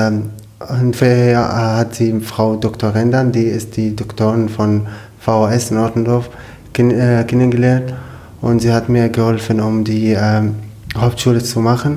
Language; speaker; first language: German; non-native, learner; Arabic